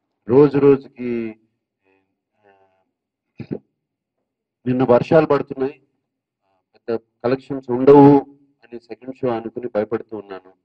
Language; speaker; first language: Telugu; native; Telugu